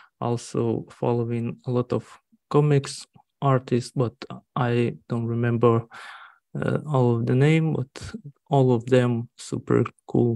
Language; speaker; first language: English; non-native, learner; Russian